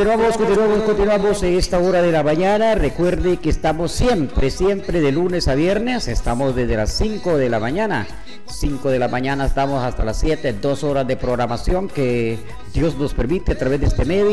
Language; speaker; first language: Spanish; native; Spanish